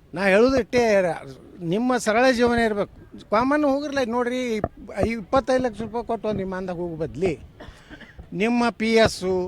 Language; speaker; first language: Kannada; native; Kannada